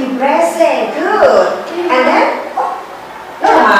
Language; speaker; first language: English; non-native, fluent; Indonesian